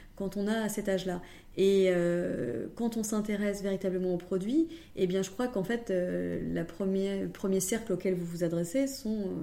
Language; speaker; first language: French; native; French